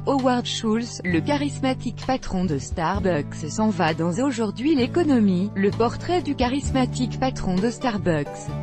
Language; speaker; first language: French; native; French